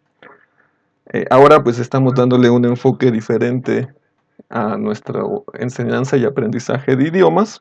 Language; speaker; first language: Spanish; native; Spanish